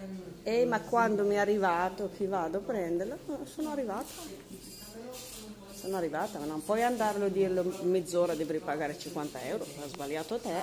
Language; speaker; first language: Italian; non-native, fluent; Arabic